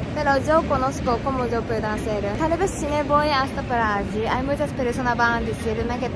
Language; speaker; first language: Spanish; non-native, learner; Japanese